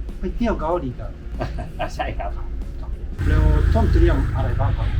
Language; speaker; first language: Thai; non-native, learner; Japanese